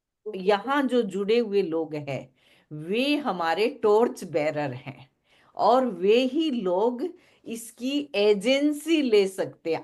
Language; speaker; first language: Hindi; native; Hindi